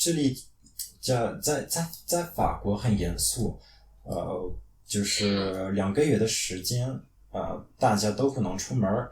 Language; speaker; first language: Chinese; non-native, fluent; French